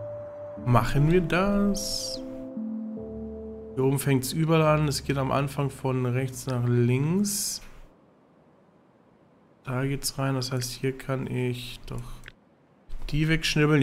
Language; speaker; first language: German; native; German